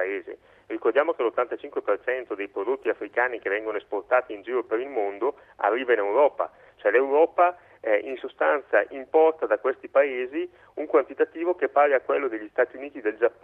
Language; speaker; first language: Italian; native; Italian